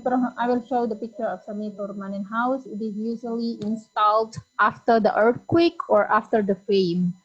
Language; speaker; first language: English; non-native, fluent; Indonesian